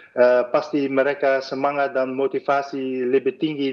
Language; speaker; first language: Indonesian; non-native, fluent; Dutch